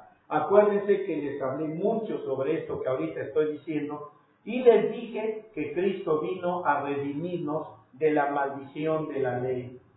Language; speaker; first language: Spanish; native; Spanish